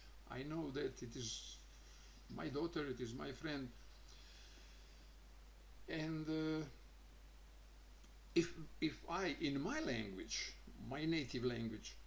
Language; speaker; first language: English; non-native, learner; Croatian